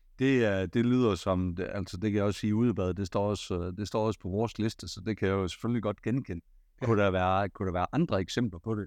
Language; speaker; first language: Danish; native; Danish